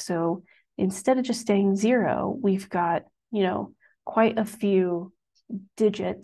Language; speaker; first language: English; native; English